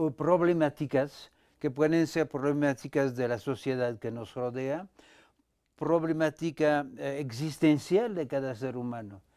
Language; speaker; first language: Spanish; non-native, fluent; French